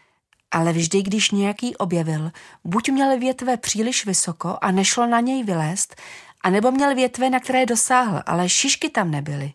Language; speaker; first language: Czech; native; Czech